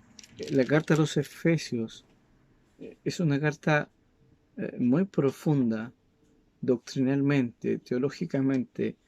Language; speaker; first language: Spanish; native; Spanish